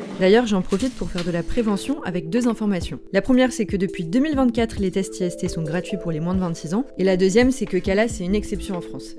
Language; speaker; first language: French; native; French